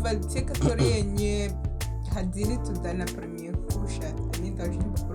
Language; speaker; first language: Russian; non-native, learner; English